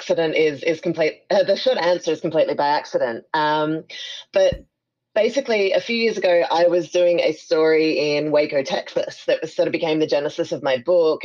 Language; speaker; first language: English; native; English